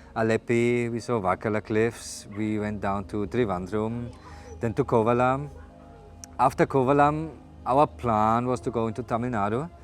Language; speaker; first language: English; non-native, fluent; German